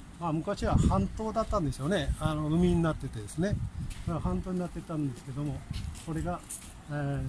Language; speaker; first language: Japanese; native; Japanese